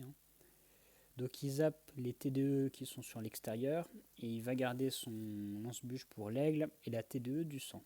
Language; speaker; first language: French; native; French